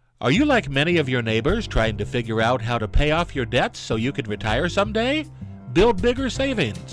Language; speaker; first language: English; native; English